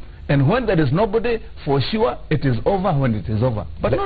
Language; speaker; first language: English; non-native, local second language; Kikuyu